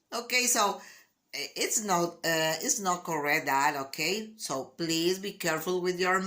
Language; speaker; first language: English; non-native, learner; Spanish